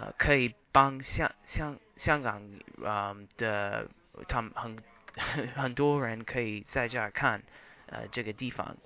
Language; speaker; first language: Chinese; non-native, learner; English